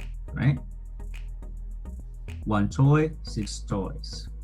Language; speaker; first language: English; non-native, fluent; Spanish